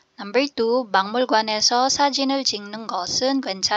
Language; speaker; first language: Korean; non-native, fluent; Filipino